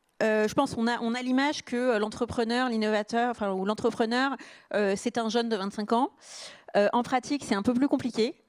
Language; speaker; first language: French; native; French